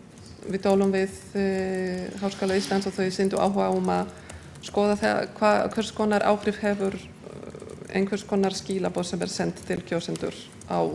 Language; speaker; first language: Icelandic; non-native, fluent; Polish